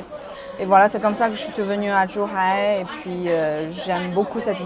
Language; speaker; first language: French; non-native, fluent; Chinese